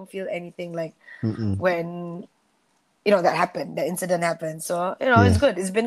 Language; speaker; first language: English; non-native, local second language; Malay